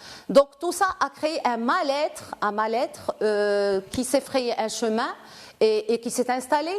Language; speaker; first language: French; non-native, local second language; Arabic